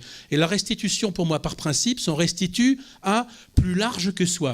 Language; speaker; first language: French; native; French